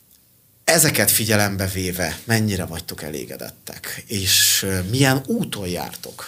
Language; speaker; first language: Hungarian; native; Hungarian